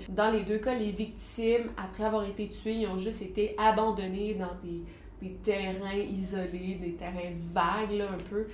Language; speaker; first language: French; native; French